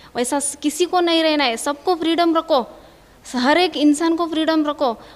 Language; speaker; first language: Hindi; non-native, local second language; Kannada